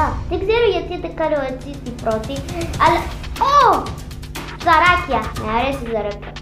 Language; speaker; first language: Greek; non-native, learner; Arabic